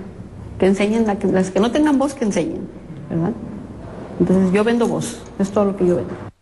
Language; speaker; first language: Spanish; native; Spanish